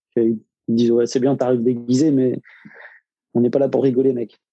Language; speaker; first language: French; native; French